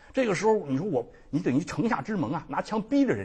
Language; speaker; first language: Chinese; native; Chinese